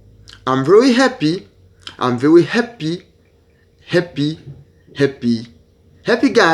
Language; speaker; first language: English; non-native, learner; Haitian Creole